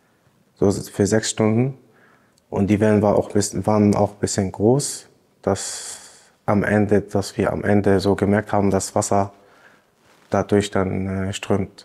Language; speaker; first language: German; non-native, fluent; Arabic